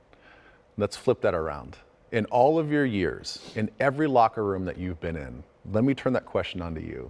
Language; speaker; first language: English; native; English